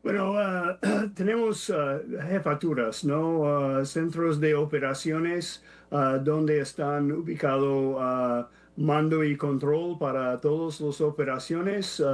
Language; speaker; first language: Spanish; non-native, fluent; English